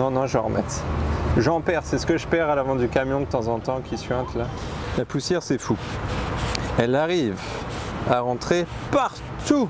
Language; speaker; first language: French; native; French